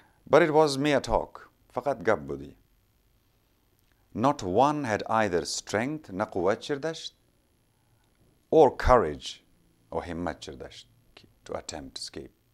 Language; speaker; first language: English; non-native, local second language; Persian